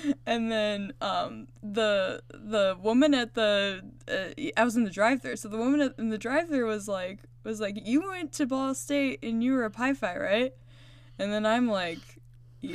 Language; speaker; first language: English; native; English